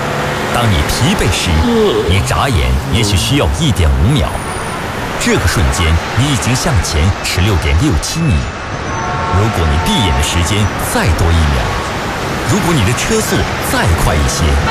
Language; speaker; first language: Chinese; native; Chinese